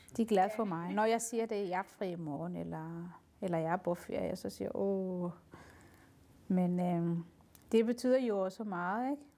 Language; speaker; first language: Danish; non-native, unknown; Somali